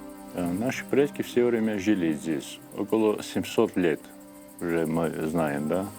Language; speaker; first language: Russian; non-native, local second language; Armenian